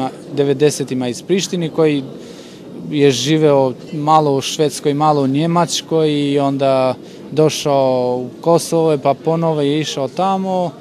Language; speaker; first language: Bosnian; non-native, local second language; Albanian